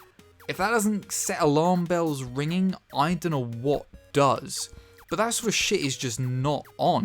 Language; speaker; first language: English; native; English